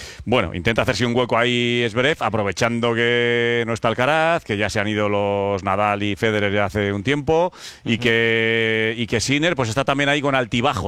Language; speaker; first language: Spanish; native; Spanish